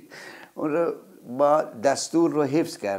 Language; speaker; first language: Persian; non-native, fluent; Urdu